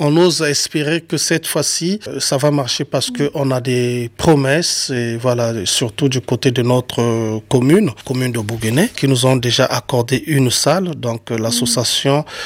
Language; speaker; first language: French; non-native, local second language; Kongo